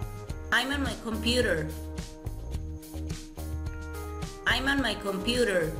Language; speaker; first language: English; non-native, fluent; Spanish